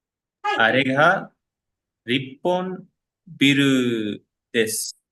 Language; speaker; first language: Japanese; non-native, learner; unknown